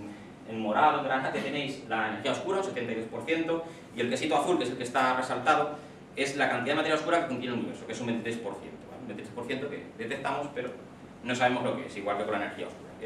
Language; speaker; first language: Spanish; native; Spanish